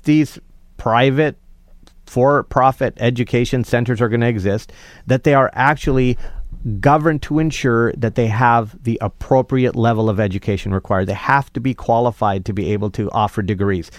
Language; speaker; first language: English; native; English